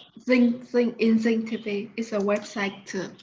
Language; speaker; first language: English; non-native, learner; Vietnamese